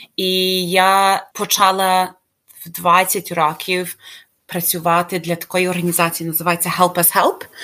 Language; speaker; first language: Ukrainian; early bilingual, heritage; Ukrainian